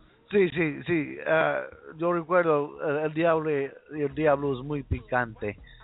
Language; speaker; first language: Spanish; non-native, learner; English